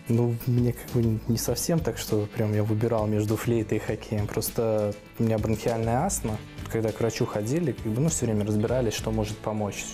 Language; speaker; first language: Russian; native; Russian